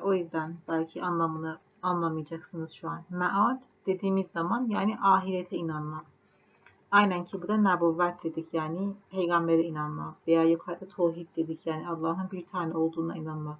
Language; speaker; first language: Turkish; non-native, fluent; Persian